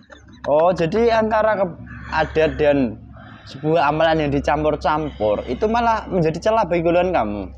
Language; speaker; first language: Indonesian; native; Indonesian